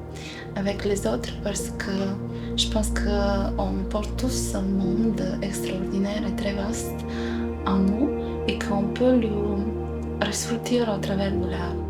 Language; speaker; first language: French; non-native, fluent; Bulgarian